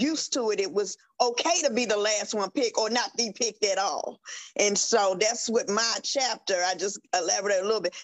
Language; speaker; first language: English; native; English